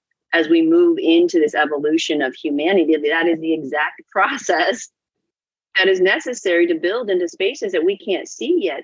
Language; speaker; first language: English; native; English